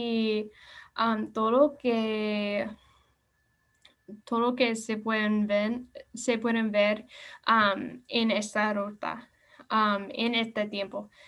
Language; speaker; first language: Spanish; non-native, learner; English